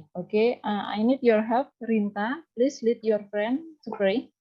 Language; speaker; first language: English; non-native, learner; Indonesian